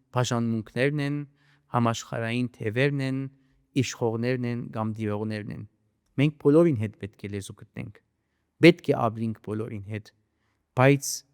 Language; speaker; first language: Armenian; early bilingual, heritage; Armenian